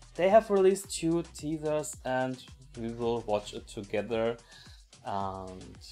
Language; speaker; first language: English; non-native, fluent; German